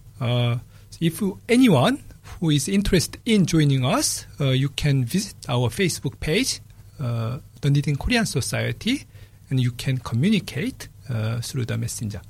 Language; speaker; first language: English; non-native, fluent; Korean